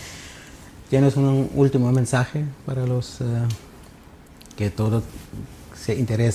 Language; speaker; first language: Spanish; non-native, learner; Papiamento